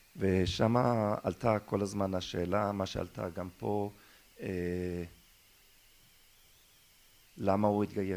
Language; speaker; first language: Hebrew; non-native, local second language; German